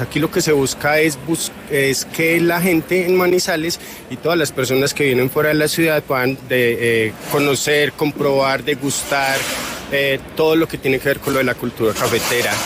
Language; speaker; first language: Spanish; native; Spanish